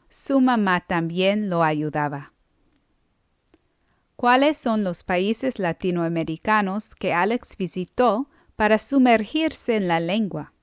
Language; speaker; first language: Spanish; non-native, fluent; English